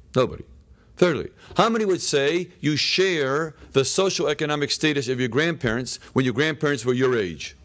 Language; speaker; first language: English; native; English